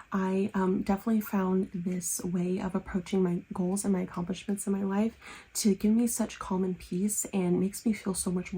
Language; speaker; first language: English; native; English